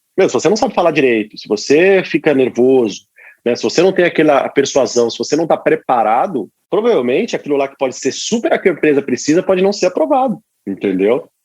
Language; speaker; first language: Portuguese; native; Portuguese